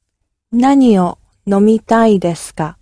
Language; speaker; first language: Japanese; non-native, learner; English